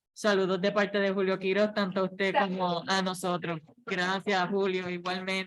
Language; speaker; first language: Spanish; native; Spanish